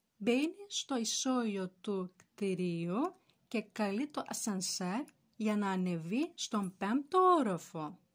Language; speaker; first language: Greek; non-native, fluent; Turkish